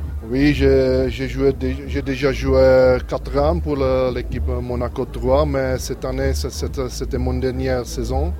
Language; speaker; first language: French; non-native, learner; Czech